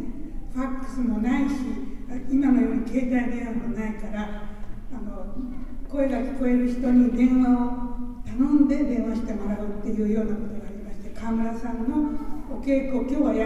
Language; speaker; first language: Japanese; native; Japanese